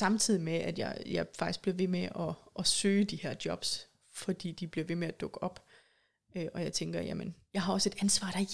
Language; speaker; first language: Danish; native; Danish